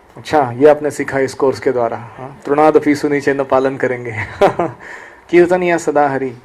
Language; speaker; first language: Hindi; non-native, local second language; Marathi